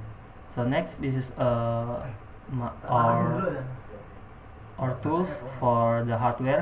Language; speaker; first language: English; non-native, learner; Indonesian